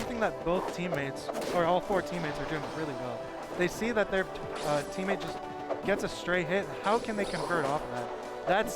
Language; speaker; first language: English; native; English